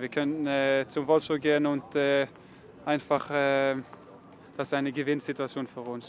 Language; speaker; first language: German; non-native, fluent; Norwegian